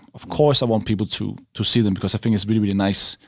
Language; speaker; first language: English; non-native, fluent; Danish